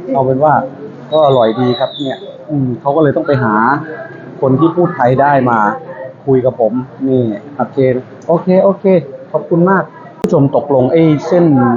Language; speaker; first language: Thai; native; Thai